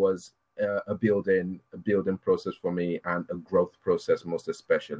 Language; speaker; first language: English; non-native, local second language; Yoruba